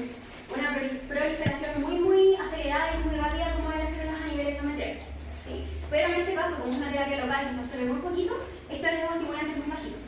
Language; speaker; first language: Spanish; native; Spanish